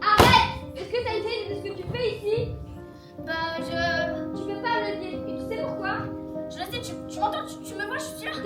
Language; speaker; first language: French; native; French